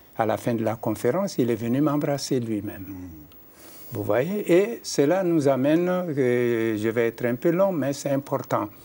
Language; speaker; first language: French; non-native, local second language; Mandingo